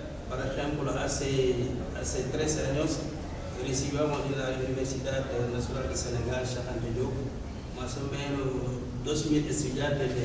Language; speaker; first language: Spanish; non-native, learner; Wolof